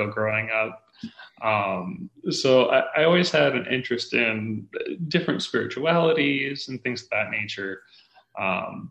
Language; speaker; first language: English; native; English